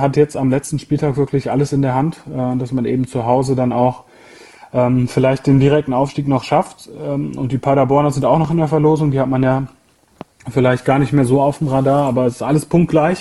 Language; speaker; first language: German; native; German